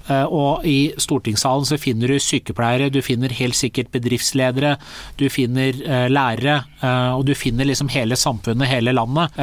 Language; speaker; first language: Norwegian; early bilingual, other home language; Persian